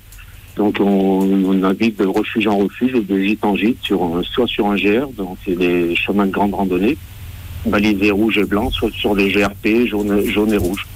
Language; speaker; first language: French; native; French